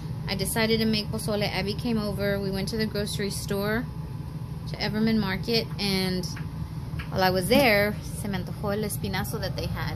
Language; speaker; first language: English; early bilingual, other home language; Spanish